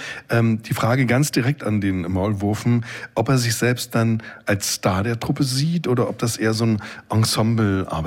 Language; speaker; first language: German; native; German